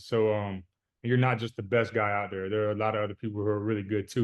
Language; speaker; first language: English; native; English